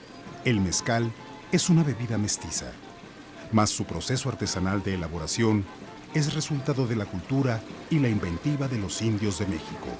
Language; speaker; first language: Spanish; native; Spanish